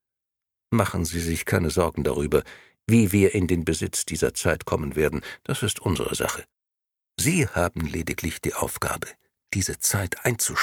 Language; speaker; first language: German; native; German